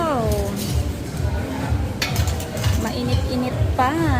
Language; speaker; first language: Filipino; non-native, local second language; Hiligaynon